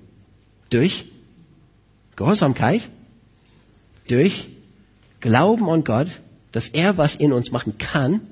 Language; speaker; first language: German; non-native, fluent; English